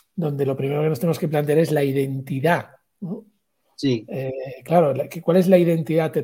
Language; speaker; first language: Spanish; native; Spanish